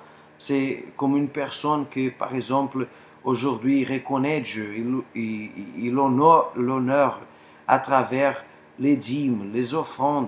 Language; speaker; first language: French; non-native, fluent; Portuguese